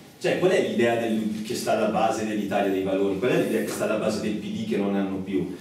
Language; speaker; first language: Italian; native; Italian